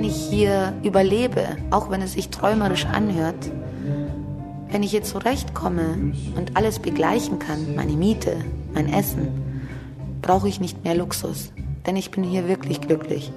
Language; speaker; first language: German; early bilingual, other home language; Turkish